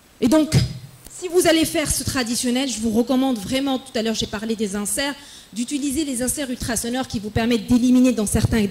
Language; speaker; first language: French; non-native, local second language; Arabic